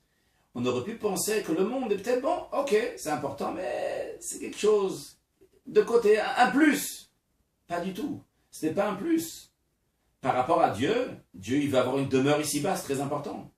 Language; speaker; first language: French; native; French